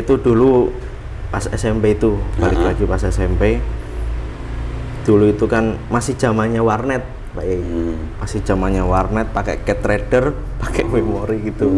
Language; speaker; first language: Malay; non-native, local second language; Javanese